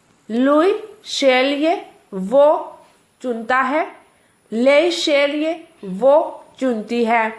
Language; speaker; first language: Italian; non-native, fluent; Urdu